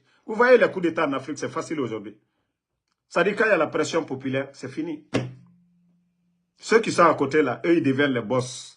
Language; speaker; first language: French; non-native, local second language; Mandingo